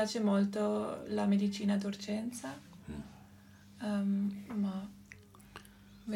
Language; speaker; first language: Italian; non-native, local second language; German